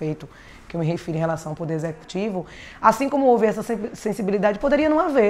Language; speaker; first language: Portuguese; native; Portuguese